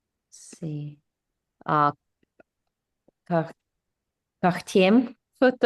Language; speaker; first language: French; non-native, learner; English